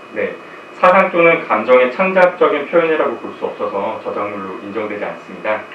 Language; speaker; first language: Korean; native; Korean